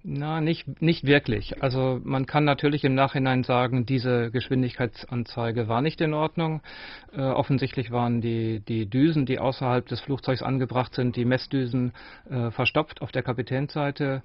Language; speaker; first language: German; native; German